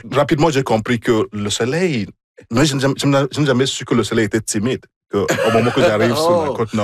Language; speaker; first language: French; non-native, fluent; Igbo